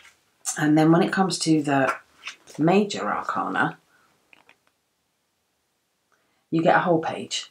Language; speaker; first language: English; native; English